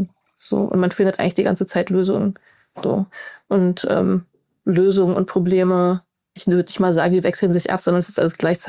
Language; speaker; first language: German; native; German